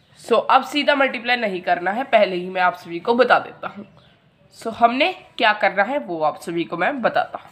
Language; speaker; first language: Hindi; non-native, local second language; Punjabi